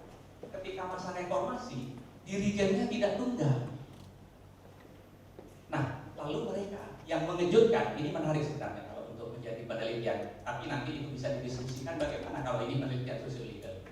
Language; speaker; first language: Indonesian; native; Indonesian